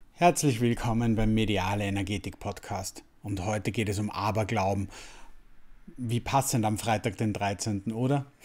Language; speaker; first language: German; native; German